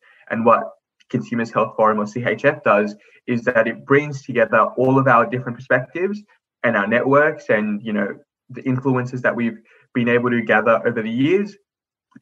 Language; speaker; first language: English; native; English